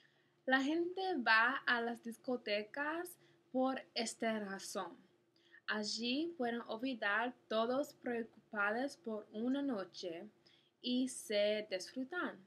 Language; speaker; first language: Spanish; non-native, learner; English